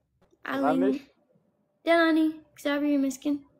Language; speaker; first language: Amharic; non-native, learner; English